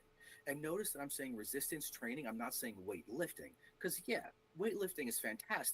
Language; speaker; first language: English; native; English